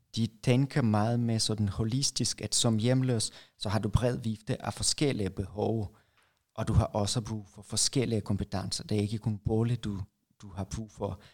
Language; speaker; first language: Danish; non-native, fluent; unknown